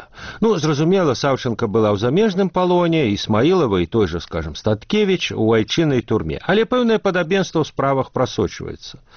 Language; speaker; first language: Belarusian; native; Belarusian